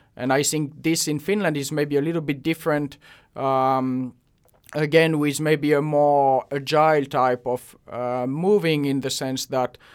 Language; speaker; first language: English; non-native, fluent; French